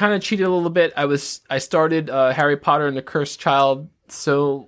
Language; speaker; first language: English; native; English